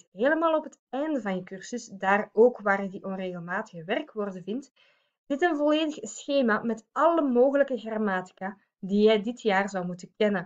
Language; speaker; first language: Dutch; native; Dutch